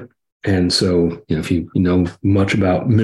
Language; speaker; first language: English; native; English